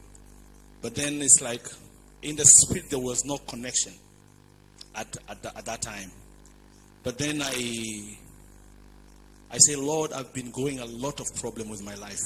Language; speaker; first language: English; non-native, local second language; Swahili